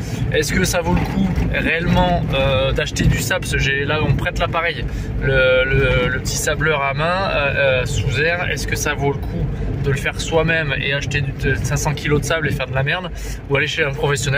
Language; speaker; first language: French; native; French